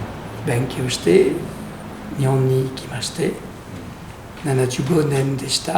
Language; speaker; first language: Japanese; non-native, learner; French